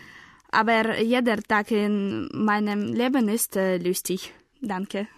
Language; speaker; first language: German; non-native, learner; Russian